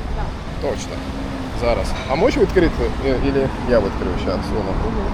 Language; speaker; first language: Russian; non-native, learner; Turkish